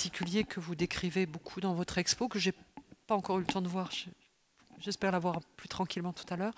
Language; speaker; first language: French; native; French